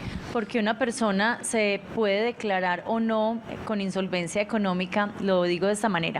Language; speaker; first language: Spanish; native; Spanish